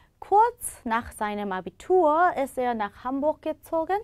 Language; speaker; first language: German; non-native, fluent; Korean